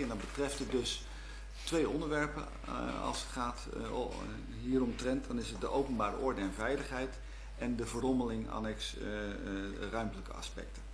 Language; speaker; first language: Dutch; native; Dutch